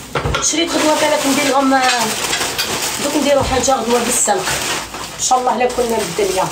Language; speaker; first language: Arabic; native; Arabic